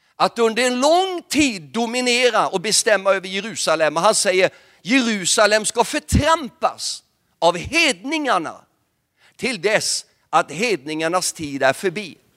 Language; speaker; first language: Swedish; native; Swedish